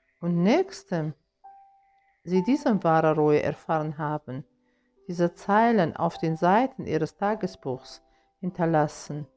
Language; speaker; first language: German; non-native, fluent; Russian